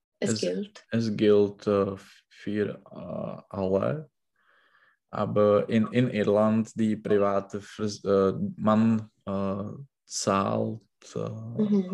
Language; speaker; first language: German; non-native, learner; Czech